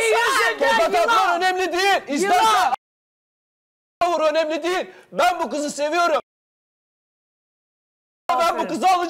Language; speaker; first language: Turkish; native; Turkish